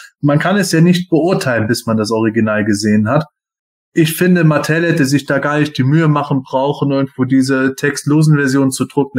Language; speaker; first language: German; native; German